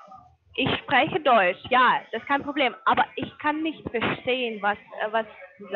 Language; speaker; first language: German; non-native, learner; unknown